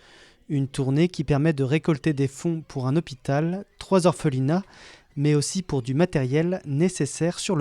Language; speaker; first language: French; native; French